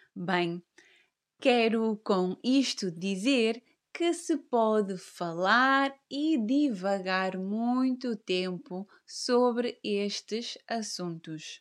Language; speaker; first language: Portuguese; native; Portuguese